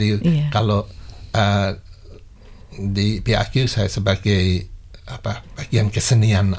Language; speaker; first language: Indonesian; non-native, local second language; Javanese